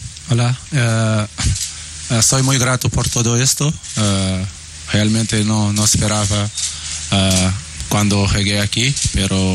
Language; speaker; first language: Spanish; non-native, learner; Portuguese